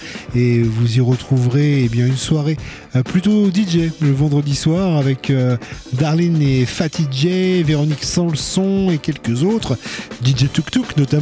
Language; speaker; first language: French; native; French